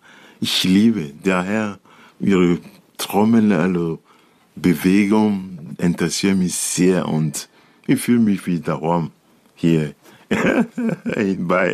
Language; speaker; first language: German; non-native, learner; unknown